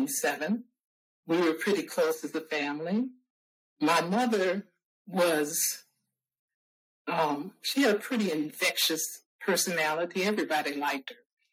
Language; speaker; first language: English; native; English